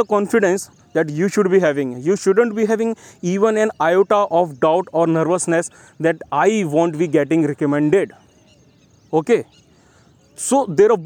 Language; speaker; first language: English; non-native, local second language; Hindi